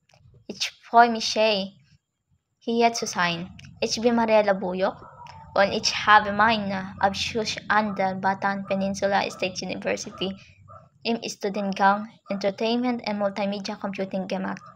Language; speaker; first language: German; non-native, learner; Filipino